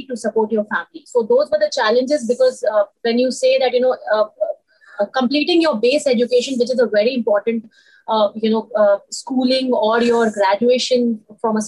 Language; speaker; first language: English; non-native, local second language; Hindi